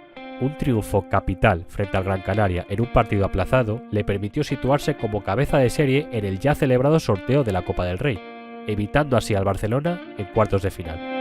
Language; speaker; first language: Spanish; native; Spanish